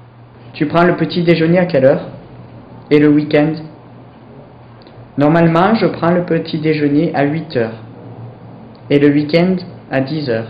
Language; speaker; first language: French; non-native, learner; English